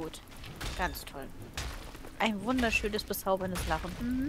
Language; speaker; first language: German; native; German